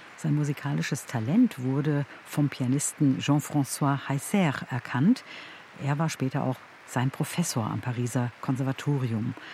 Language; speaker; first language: German; native; German